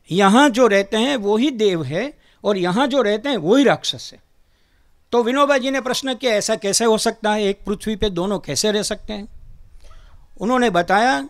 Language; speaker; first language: Hindi; non-native, local second language; Gujarati